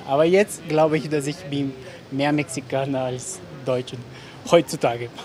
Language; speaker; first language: German; non-native, fluent; Portuguese